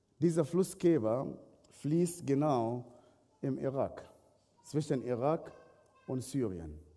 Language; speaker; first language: German; non-native, fluent; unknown